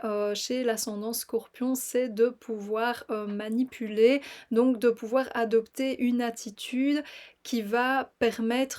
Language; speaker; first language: French; native; French